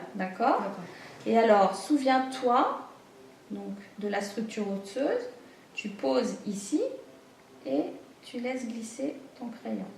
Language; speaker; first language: French; native; French